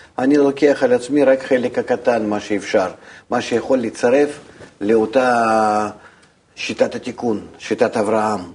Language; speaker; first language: Hebrew; non-native, fluent; Russian